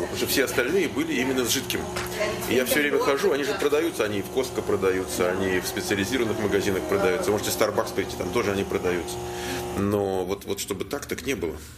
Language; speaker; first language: Russian; native; Russian